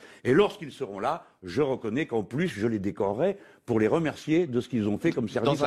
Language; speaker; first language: French; native; French